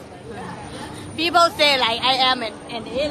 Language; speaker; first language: English; non-native, learner; Thai